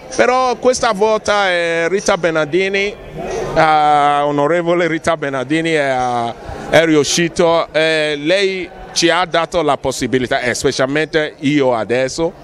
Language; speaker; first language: Italian; non-native, fluent; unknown